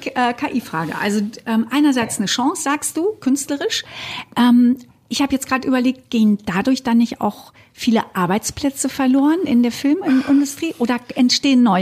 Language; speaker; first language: German; native; German